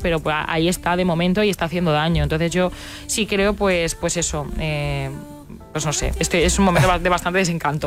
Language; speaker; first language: Spanish; native; Spanish